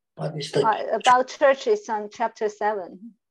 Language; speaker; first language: English; non-native, learner; Chinese